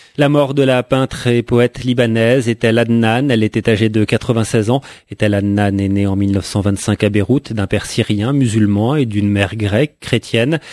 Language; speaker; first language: French; native; French